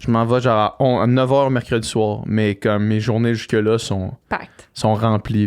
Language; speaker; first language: French; native; French